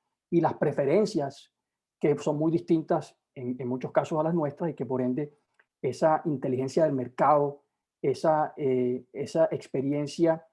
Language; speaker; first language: Spanish; native; Spanish